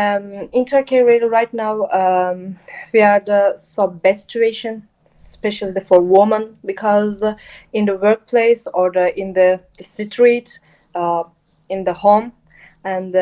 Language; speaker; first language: English; non-native, local second language; Turkish